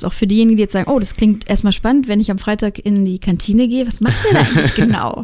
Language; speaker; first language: German; native; German